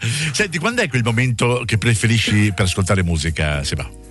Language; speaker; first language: Italian; native; Italian